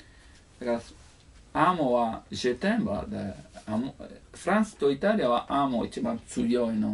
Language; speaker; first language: Japanese; non-native, learner; Italian